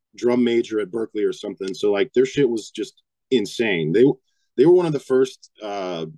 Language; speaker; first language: English; native; English